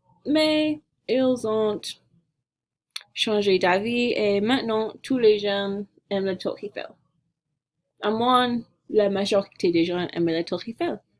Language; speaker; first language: French; non-native, learner; English